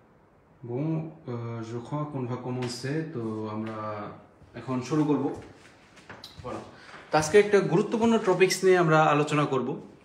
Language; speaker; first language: French; non-native, fluent; Bangla